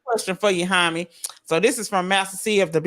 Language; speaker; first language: English; native; English